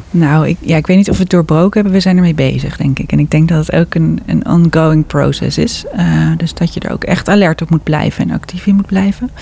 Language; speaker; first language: Dutch; native; Dutch